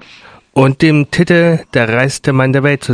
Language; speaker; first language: German; native; German